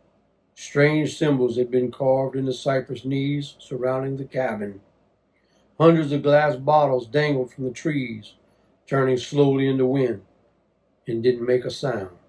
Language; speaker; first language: English; native; English